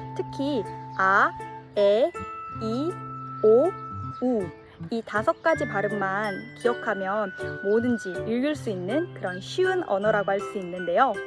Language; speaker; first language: Korean; early bilingual, heritage; Korean